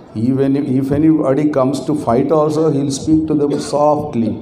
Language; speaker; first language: English; non-native, local second language; Telugu